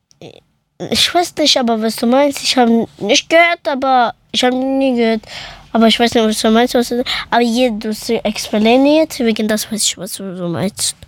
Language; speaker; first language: German; early bilingual, other home language; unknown